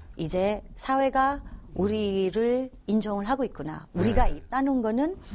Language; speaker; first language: Korean; non-native, fluent; Filipino